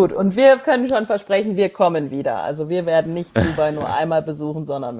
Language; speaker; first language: German; native; German